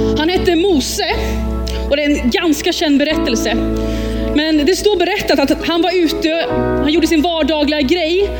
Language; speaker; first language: Swedish; early bilingual, heritage; Swedish